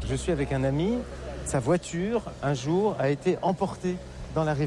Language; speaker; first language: French; native; French